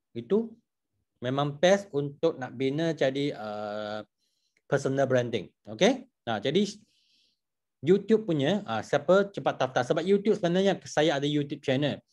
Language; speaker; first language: Malay; non-native, local second language; Chinese